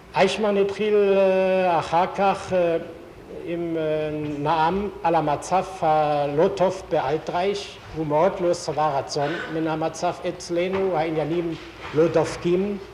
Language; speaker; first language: Hebrew; non-native, fluent; German